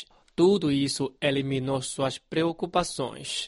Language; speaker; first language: Portuguese; non-native, fluent; Chinese